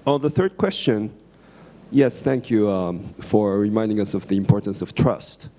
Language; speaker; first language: English; non-native, fluent; Japanese